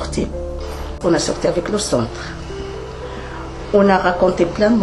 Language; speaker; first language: French; non-native, learner; Arabic